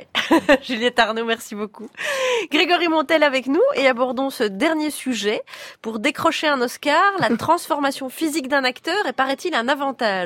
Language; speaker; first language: French; native; French